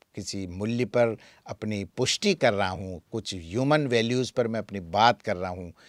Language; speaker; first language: Hindi; native; Hindi